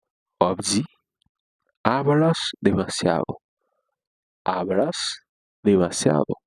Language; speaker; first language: Spanish; non-native, learner; Haitian Creole